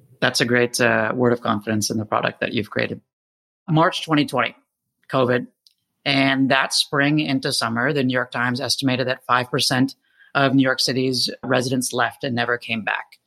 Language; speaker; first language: English; native; English